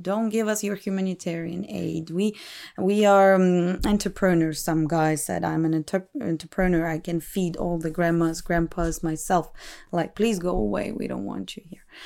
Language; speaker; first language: English; non-native, fluent; Russian